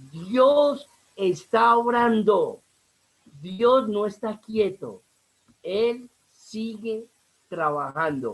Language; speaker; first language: Spanish; native; Spanish